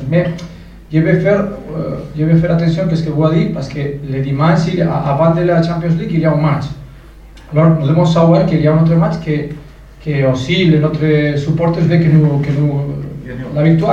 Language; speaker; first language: French; non-native, fluent; Spanish